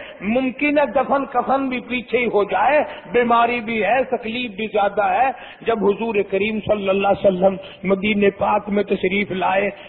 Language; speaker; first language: Urdu; native; Urdu